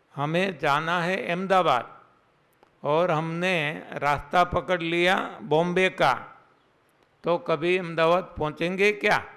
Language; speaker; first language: Hindi; non-native, local second language; Gujarati